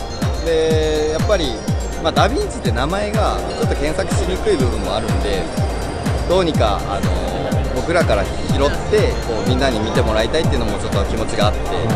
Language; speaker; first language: Japanese; native; Japanese